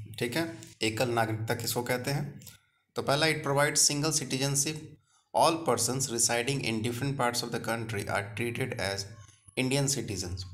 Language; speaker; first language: Hindi; native; Hindi